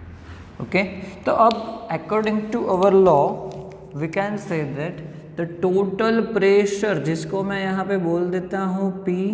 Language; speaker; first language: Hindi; non-native, local second language; Gujarati